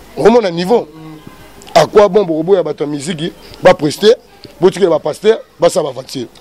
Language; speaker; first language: Lingala; native; Lingala